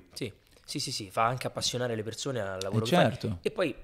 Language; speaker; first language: Italian; native; Italian